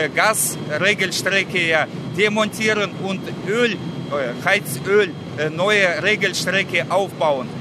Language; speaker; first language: German; non-native, fluent; Russian